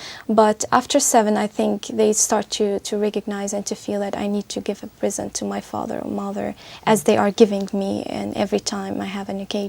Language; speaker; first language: English; non-native, fluent; Arabic